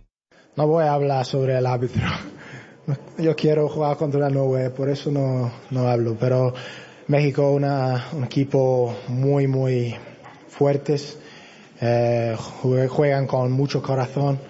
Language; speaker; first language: Spanish; non-native, learner; English